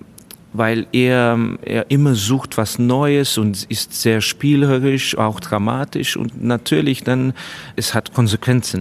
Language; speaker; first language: German; non-native, fluent; Estonian